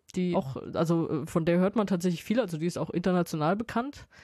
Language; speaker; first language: German; native; German